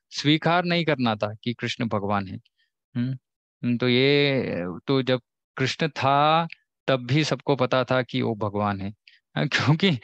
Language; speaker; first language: Hindi; non-native, local second language; Kannada